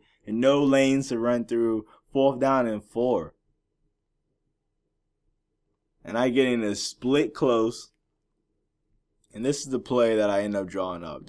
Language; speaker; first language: English; native; English